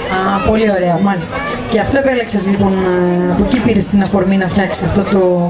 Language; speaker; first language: Greek; native; Greek